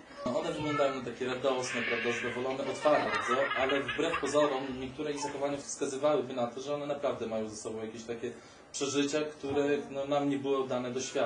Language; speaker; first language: Polish; native; Polish